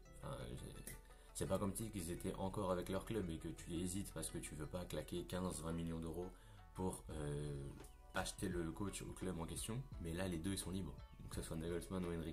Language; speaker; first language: French; native; French